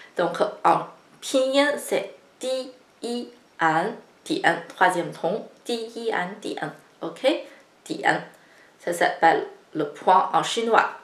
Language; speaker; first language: French; non-native, fluent; Chinese